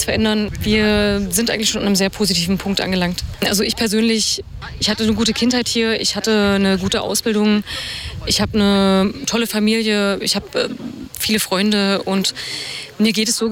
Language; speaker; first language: German; native; German